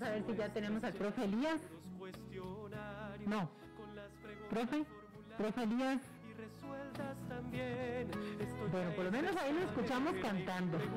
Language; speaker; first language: Spanish; native; Spanish